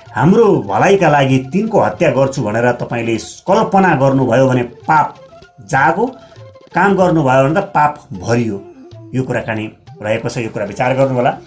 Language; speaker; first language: Nepali; native; Nepali